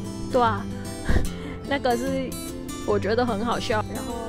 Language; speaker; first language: Chinese; non-native, fluent; Vietnamese